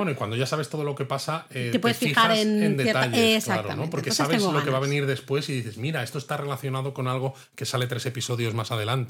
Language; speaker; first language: Spanish; native; Spanish